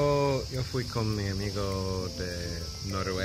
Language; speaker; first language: Spanish; non-native, learner; English